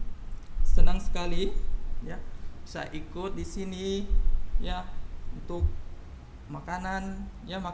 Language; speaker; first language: Indonesian; non-native, learner; Khmer